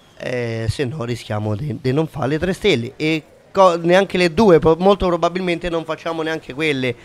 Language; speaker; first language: Italian; native; Italian